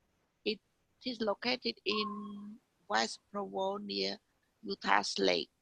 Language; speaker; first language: English; non-native, learner; Vietnamese